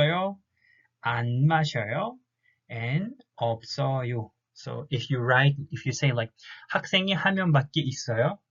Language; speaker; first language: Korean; non-native, fluent; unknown